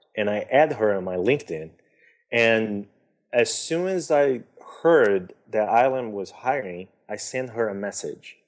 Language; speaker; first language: English; non-native, fluent; Portuguese